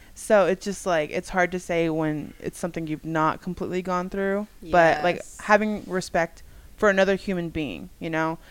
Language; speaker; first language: English; native; English